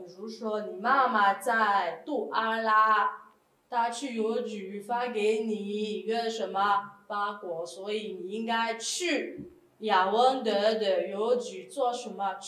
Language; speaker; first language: Chinese; non-native, fluent; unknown